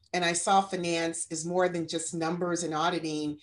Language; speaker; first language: English; native; English